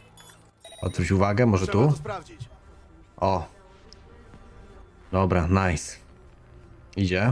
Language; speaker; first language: Polish; native; Polish